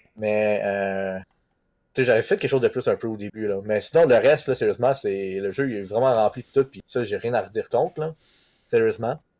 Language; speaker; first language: French; native; French